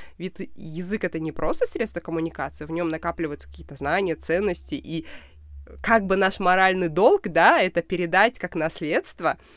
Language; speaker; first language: Russian; non-native, local second language; Kazakh